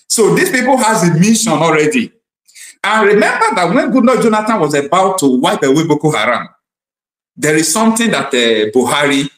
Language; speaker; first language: English; non-native, local second language; Igbo